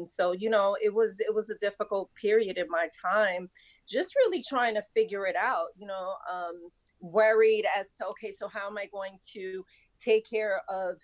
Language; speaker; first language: English; native; English